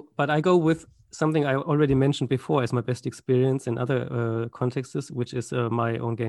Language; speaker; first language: English; non-native, fluent; German